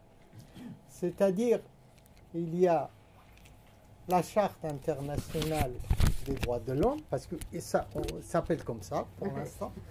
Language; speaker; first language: French; non-native, fluent; Persian